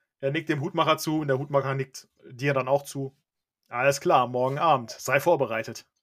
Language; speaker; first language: German; native; German